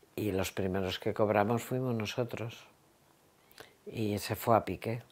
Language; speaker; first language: Spanish; native; Spanish